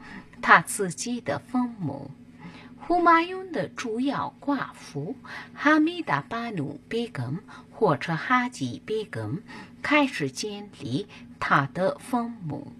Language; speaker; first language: Chinese; non-native, fluent; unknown